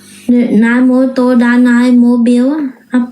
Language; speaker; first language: Indonesian; non-native, learner; Vietnamese